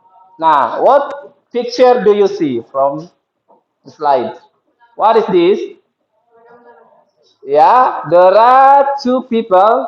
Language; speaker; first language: English; non-native, fluent; Indonesian